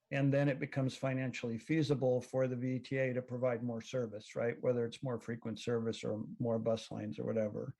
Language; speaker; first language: English; native; English